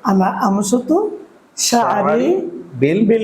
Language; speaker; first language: Arabic; non-native, fluent; Bangla